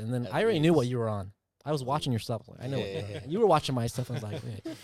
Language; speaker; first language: English; early bilingual, other home language; Vietnamese